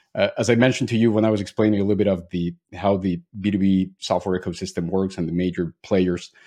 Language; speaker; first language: English; non-native, fluent; Spanish